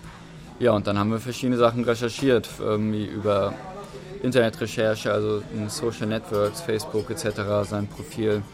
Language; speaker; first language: German; native; German